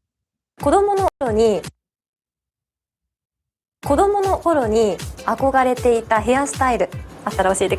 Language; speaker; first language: Japanese; native; Japanese